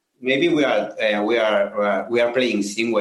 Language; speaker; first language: English; non-native, learner; Spanish